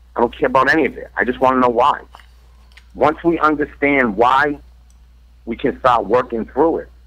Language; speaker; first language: English; native; English